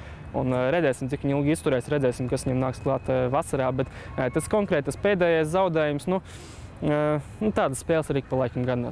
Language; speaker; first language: Latvian; native; Latvian